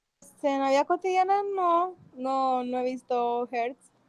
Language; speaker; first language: Spanish; native; Spanish